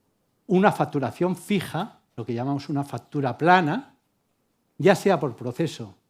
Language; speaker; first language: Spanish; native; Spanish